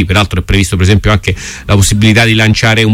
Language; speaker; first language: Italian; native; Italian